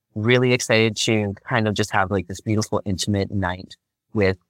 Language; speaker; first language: English; native; English